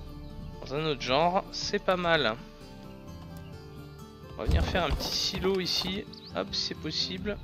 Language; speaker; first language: French; native; French